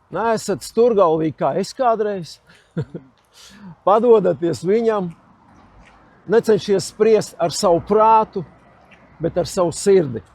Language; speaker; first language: Latvian; native; Latvian